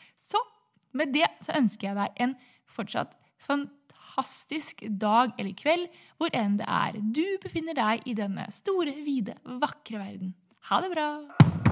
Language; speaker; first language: Norwegian; native; Norwegian